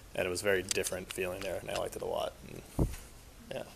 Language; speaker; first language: English; native; English